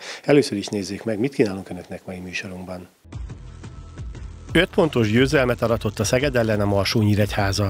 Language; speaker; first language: Hungarian; native; Hungarian